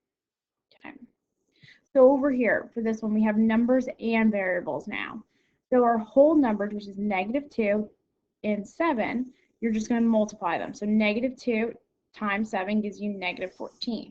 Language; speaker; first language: English; native; English